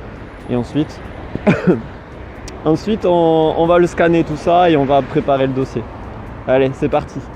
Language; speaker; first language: French; native; French